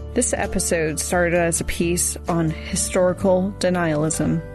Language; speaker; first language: English; native; English